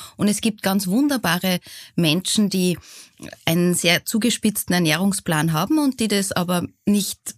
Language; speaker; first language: German; native; German